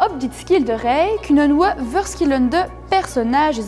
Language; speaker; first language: Dutch; non-native, learner; French